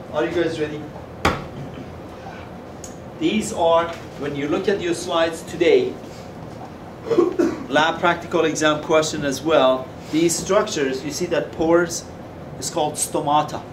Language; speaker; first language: English; non-native, fluent; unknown